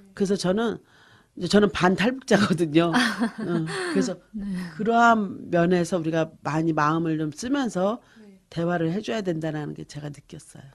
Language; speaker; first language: Korean; native; Korean